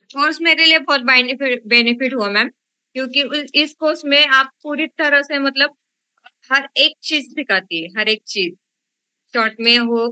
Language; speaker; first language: Hindi; non-native, local second language; Marathi